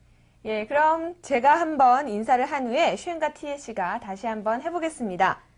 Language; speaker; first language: Korean; native; Korean